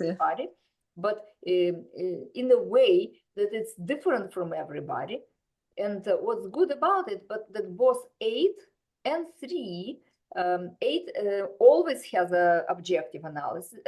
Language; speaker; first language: English; non-native, fluent; Russian